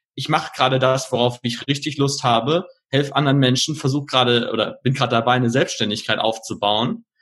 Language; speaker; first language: German; native; German